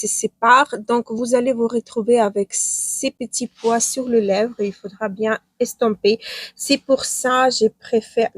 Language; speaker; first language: French; non-native, fluent; Ukrainian